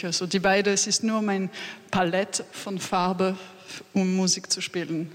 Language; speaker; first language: German; non-native, learner; French